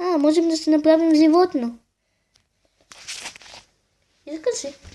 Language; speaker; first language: Bulgarian; native; Bulgarian